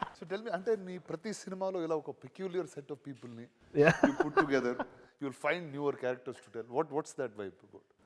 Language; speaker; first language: Telugu; native; Telugu